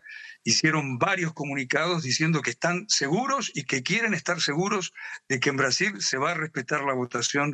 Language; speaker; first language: Spanish; native; Spanish